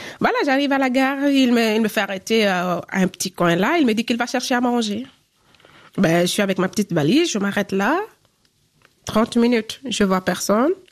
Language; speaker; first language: French; non-native, local second language; Fula